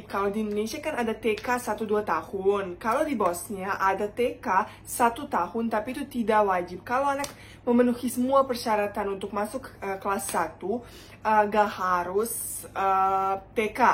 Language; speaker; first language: Indonesian; non-native, fluent; Bosnian